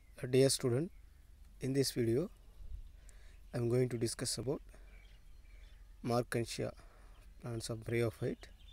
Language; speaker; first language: English; non-native, local second language; Tamil